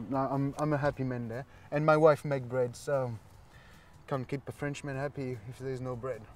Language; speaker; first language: English; non-native, fluent; French